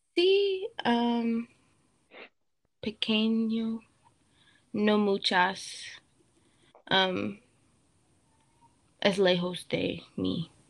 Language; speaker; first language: Spanish; non-native, learner; English